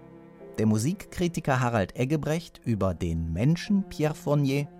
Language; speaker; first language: German; native; German